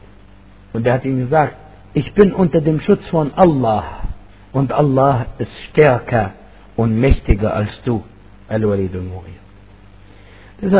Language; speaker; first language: German; non-native, fluent; Arabic